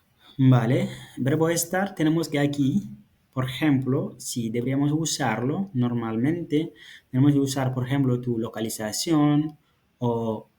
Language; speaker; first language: Spanish; non-native, fluent; Fula